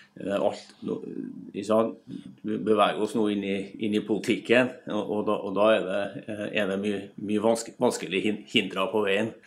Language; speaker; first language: Norwegian; native; Norwegian